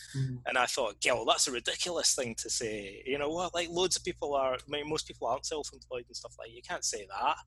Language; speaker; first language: English; native; English